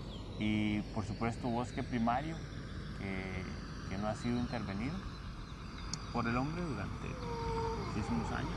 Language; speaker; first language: Spanish; native; Spanish